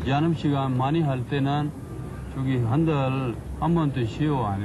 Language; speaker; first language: Korean; non-native, learner; Urdu